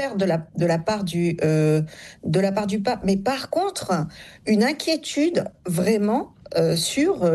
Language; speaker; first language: French; native; French